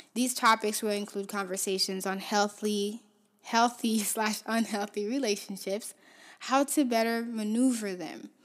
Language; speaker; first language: English; early bilingual, other home language; Haitian Creole